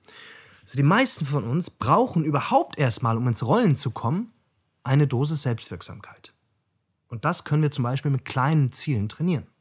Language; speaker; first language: German; native; German